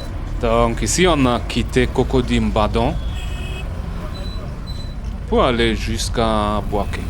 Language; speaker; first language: French; early bilingual, heritage; French